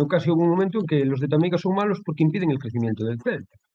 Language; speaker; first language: Spanish; non-native, local second language; Galician